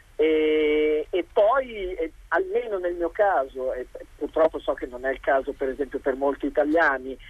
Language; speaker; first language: Italian; native; Italian